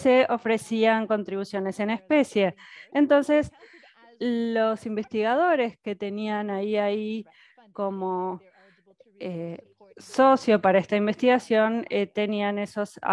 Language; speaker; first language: Spanish; native; Spanish